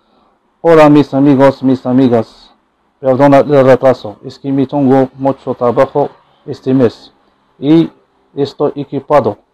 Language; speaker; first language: Spanish; non-native, learner; Arabic